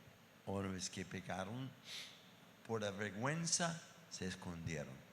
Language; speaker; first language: Spanish; non-native, fluent; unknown